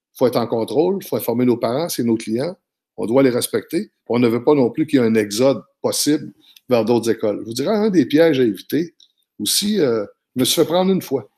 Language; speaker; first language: French; native; French